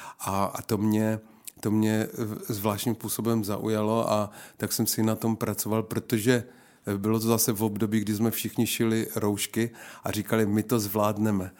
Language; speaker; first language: Czech; native; Czech